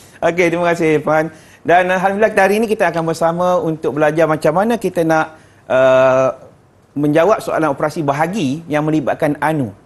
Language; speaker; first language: Malay; native; Malay